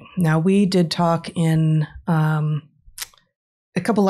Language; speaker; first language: English; native; English